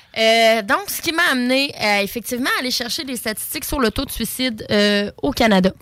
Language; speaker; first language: French; native; French